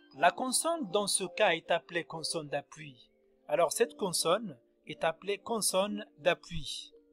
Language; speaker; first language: French; non-native, local second language; Arabic